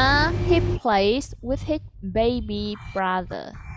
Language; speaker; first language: English; non-native, fluent; Vietnamese